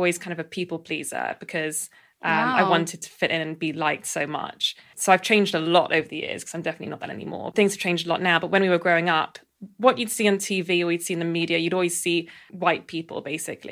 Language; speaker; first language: English; native; English